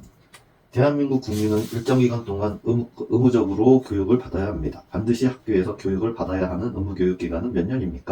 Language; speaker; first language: Korean; native; Korean